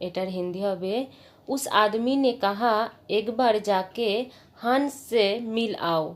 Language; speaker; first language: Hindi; non-native, local second language; Bangla